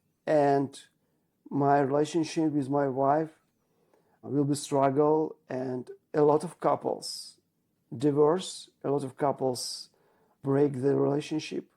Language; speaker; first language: English; non-native, learner; Ukrainian